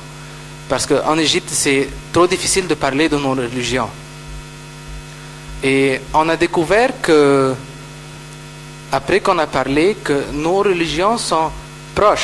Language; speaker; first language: French; non-native, fluent; Arabic